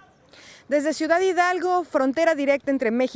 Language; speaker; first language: Spanish; native; Spanish